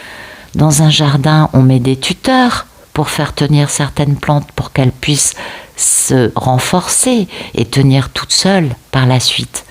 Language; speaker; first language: French; native; French